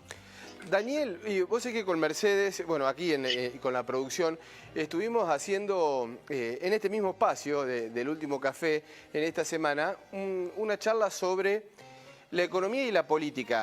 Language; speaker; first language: Spanish; native; Spanish